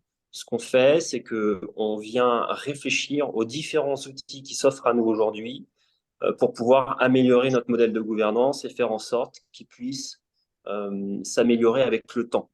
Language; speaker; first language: French; native; French